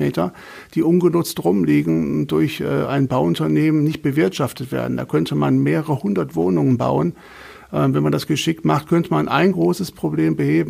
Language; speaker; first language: German; native; German